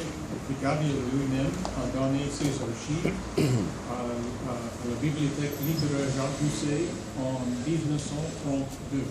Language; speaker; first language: French; non-native, fluent; English